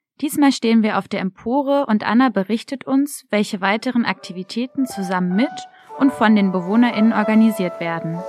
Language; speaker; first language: German; native; German